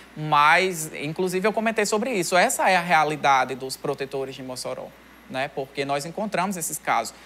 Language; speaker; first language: Portuguese; native; Portuguese